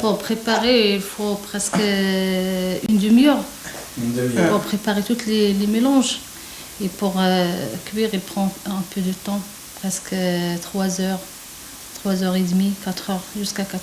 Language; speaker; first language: French; non-native, local second language; Arabic